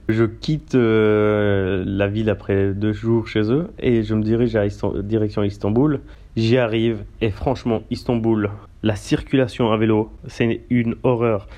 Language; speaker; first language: French; early bilingual, other home language; Turkish